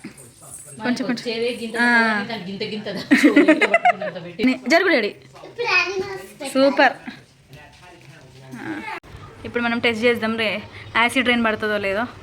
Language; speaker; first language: Telugu; native; Telugu